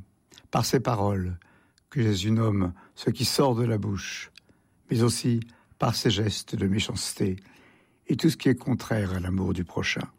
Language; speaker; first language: French; native; French